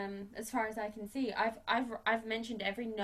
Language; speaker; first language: English; native; English